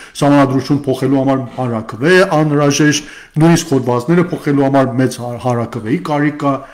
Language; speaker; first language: Armenian; early bilingual, heritage; Armenian